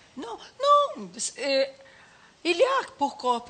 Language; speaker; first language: French; non-native, learner; Portuguese